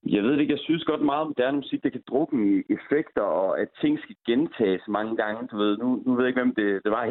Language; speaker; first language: Danish; native; Danish